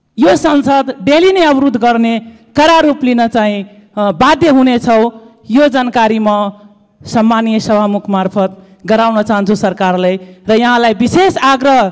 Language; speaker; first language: Nepali; non-native, local second language; Dangaura Tharu